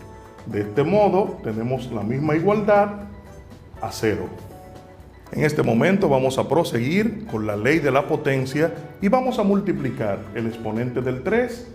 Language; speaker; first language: Spanish; native; Spanish